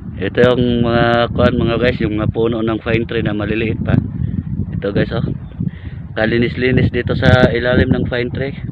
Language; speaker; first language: Filipino; non-native, local second language; Cebuano